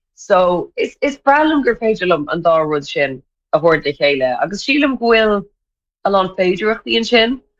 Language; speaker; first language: Irish; native; Irish